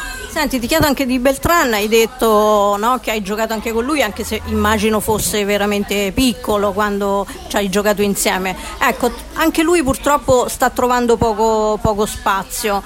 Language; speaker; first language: Italian; native; Italian